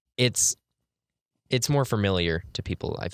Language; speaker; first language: English; native; English